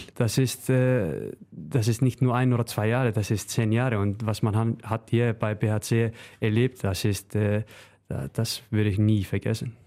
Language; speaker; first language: German; non-native, fluent; Icelandic